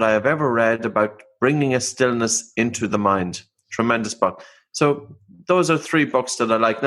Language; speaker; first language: English; native; English